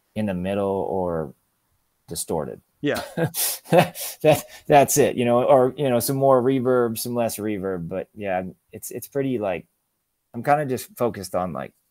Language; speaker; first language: English; native; English